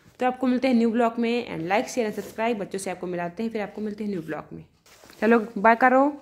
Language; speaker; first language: Hindi; native; Hindi